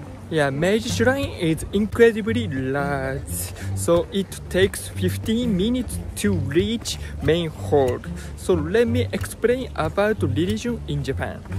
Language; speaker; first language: English; non-native, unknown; Japanese